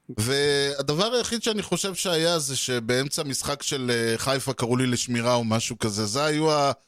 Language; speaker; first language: Hebrew; native; Hebrew